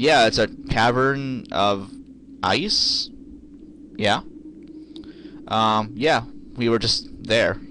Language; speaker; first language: English; native; English